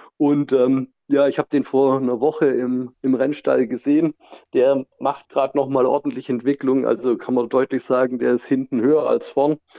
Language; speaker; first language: German; native; German